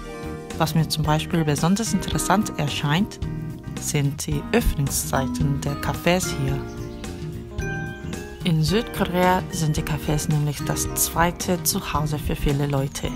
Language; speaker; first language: German; non-native, fluent; Korean